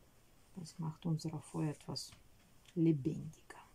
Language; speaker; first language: German; non-native, learner; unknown